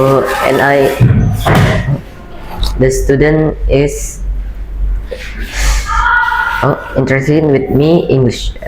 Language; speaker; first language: English; non-native, learner; Indonesian